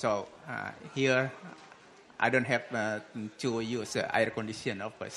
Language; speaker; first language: English; non-native, learner; Indonesian